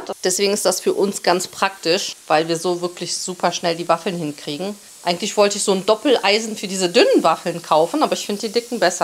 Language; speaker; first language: German; early bilingual, other home language; Polish